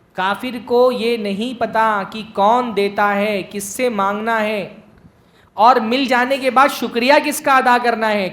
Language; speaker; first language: Urdu; native; Urdu